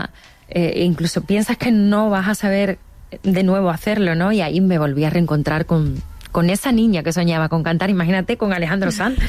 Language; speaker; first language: Spanish; native; Spanish